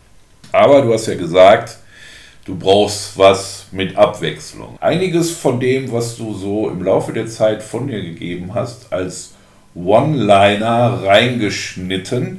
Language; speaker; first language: German; native; German